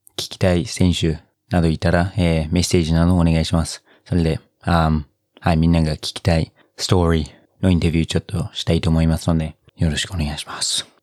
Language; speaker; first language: Japanese; non-native, fluent; English